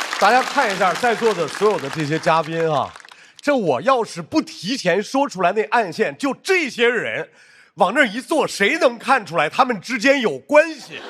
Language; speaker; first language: Chinese; native; Chinese